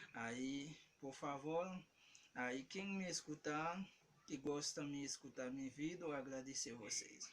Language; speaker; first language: Portuguese; non-native, learner; Haitian Creole